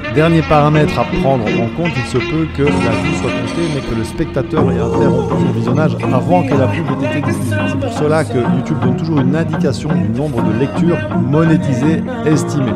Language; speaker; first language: French; native; French